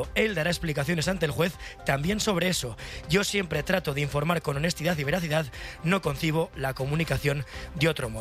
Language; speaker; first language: Spanish; native; Spanish